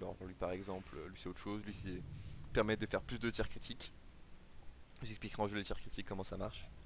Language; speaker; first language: French; native; French